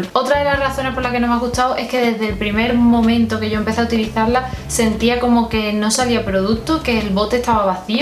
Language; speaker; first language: Spanish; native; Spanish